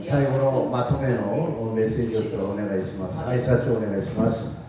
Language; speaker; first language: Japanese; non-native, fluent; Korean